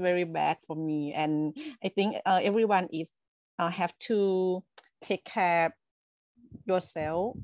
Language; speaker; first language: English; non-native, learner; Thai